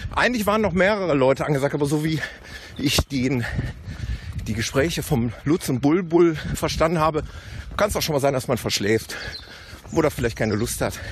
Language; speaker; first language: German; native; German